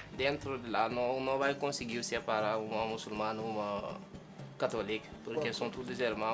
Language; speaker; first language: Portuguese; non-native, learner; Wolof